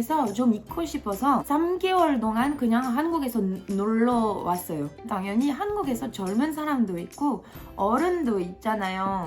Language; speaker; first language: Korean; non-native, fluent; French